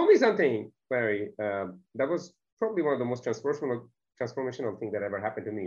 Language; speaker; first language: English; non-native, local second language; Bangla